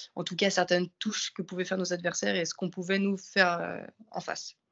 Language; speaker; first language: French; native; French